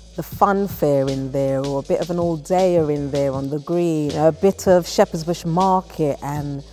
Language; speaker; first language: English; native; English